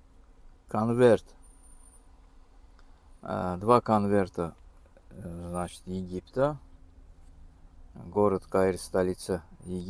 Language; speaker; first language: Russian; non-native, fluent; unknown